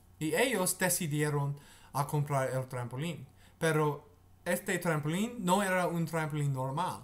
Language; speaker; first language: Spanish; non-native, learner; English